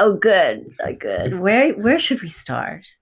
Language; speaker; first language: English; native; English